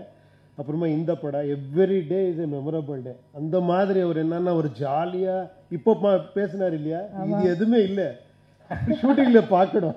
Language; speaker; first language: Tamil; non-native, local second language; Kannada